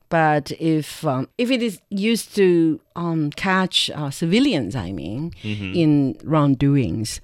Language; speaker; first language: English; non-native, fluent; Chinese